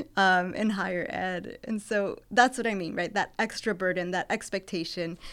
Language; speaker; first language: English; native; English